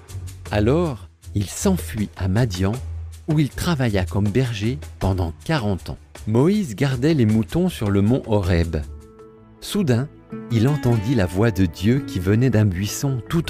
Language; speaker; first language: French; native; French